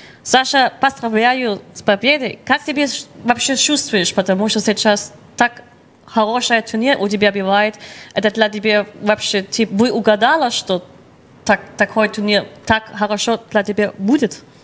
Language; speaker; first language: Russian; non-native, learner; German